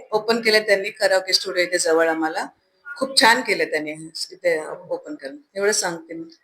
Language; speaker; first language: Marathi; non-native, local second language; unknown